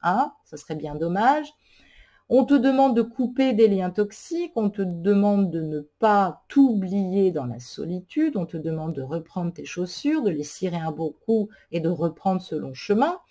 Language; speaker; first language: French; native; French